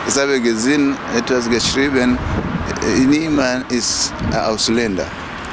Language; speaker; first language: German; non-native, fluent; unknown